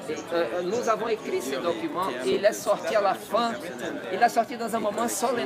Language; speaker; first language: French; non-native, fluent; Portuguese